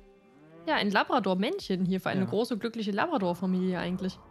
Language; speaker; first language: German; native; German